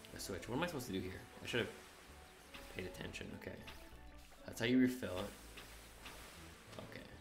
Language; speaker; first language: English; native; English